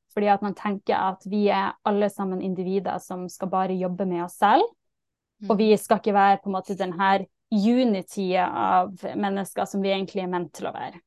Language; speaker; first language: Norwegian; native; Norwegian